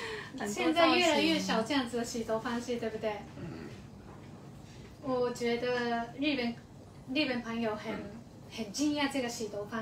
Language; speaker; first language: Chinese; non-native, fluent; Japanese